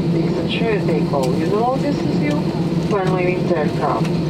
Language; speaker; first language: English; non-native, fluent; Russian